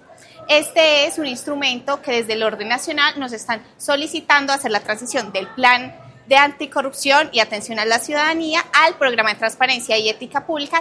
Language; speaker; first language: Spanish; native; Spanish